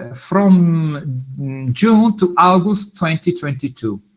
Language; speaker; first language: English; non-native, fluent; Italian